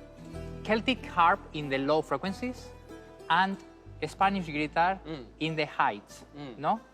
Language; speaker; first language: English; non-native, learner; Spanish